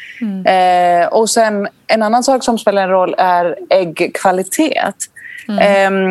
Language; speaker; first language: Swedish; non-native, fluent; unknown